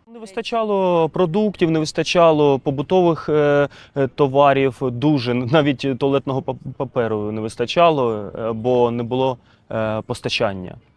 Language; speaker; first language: Ukrainian; non-native, local second language; Russian